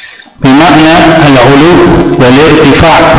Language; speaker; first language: Arabic; non-native, fluent; Indonesian